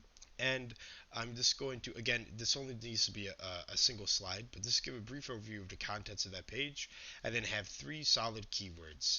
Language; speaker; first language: English; native; English